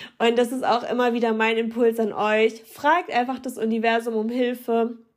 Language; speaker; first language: German; early bilingual, other home language; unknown